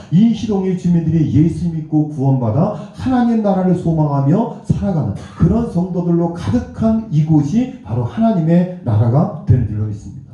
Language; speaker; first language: Korean; native; Korean